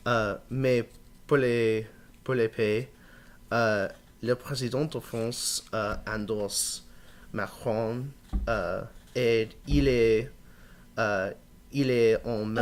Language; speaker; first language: French; non-native, learner; English